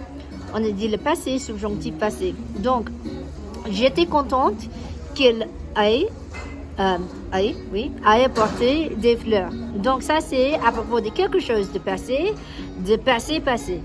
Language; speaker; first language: French; non-native, learner; English